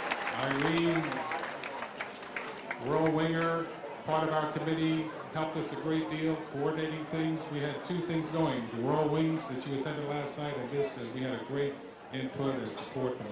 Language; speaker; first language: English; native; English